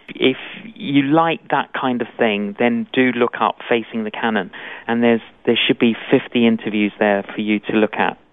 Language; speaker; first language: English; native; English